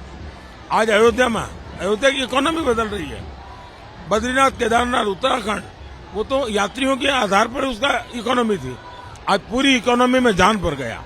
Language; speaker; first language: Hindi; non-native, local second language; Gujarati